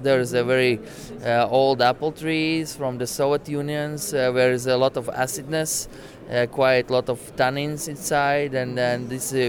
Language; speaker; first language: English; non-native, learner; Latvian